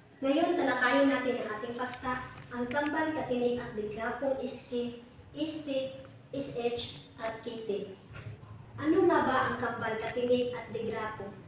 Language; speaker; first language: Filipino; non-native, local second language; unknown